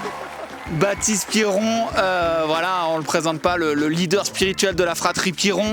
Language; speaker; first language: French; native; French